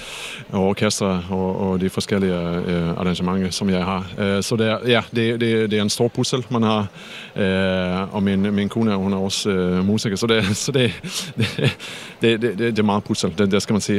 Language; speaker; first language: Danish; non-native, fluent; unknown